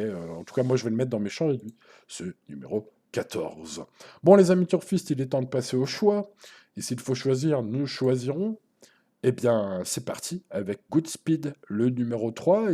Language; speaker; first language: French; native; French